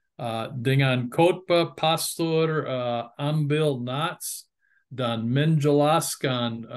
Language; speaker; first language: Indonesian; non-native, fluent; English